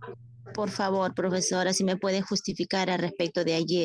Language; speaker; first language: Spanish; native; Spanish